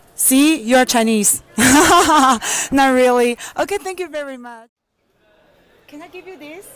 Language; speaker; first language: English; non-native, fluent; Chinese